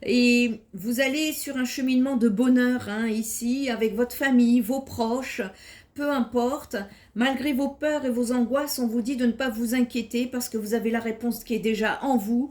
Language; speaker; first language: French; native; French